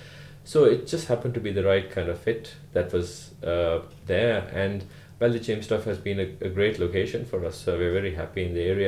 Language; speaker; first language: English; non-native, local second language; Sinhala